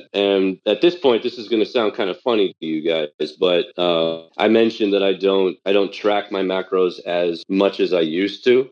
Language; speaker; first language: English; early bilingual, other home language; Chinese